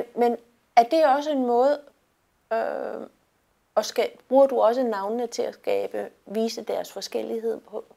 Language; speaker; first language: Danish; native; Danish